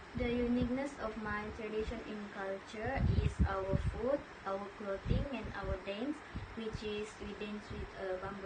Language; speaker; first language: English; non-native, local second language; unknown